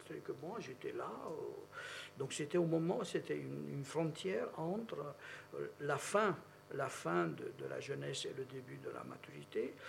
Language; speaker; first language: French; non-native, fluent; Romanian